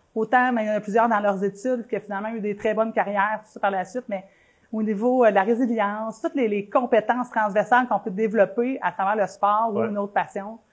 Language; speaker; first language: French; native; French